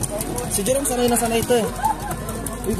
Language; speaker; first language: Filipino; native; Filipino